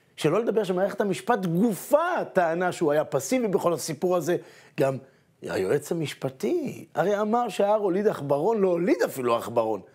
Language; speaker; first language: Hebrew; native; Hebrew